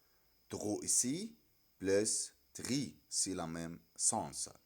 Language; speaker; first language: French; non-native, fluent; Arabic